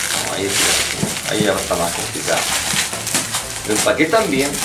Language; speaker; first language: Spanish; native; Spanish